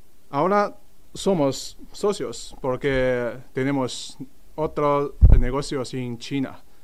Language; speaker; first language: Spanish; non-native, learner; Chinese